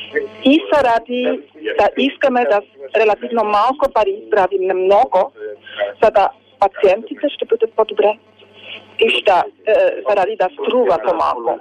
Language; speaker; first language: Bulgarian; non-native, learner; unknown